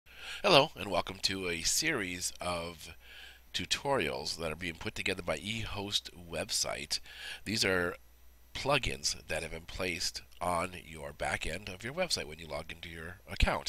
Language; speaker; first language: English; native; English